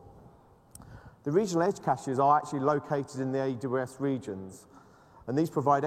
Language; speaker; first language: English; native; English